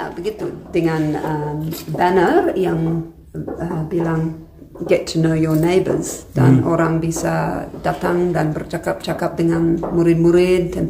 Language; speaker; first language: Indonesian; non-native, fluent; English